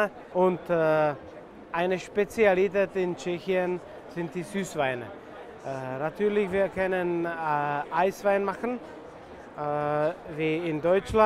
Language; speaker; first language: German; non-native, fluent; Czech